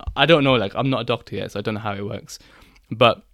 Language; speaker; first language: English; native; English